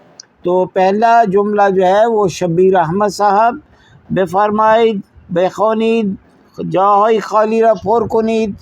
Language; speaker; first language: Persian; non-native, fluent; Urdu